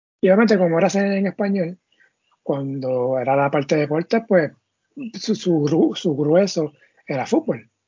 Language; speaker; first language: Spanish; native; Spanish